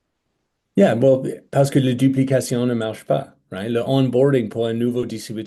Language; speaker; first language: French; non-native, fluent; English